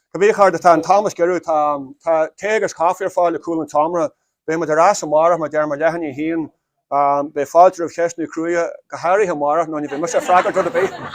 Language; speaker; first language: Irish; native; Irish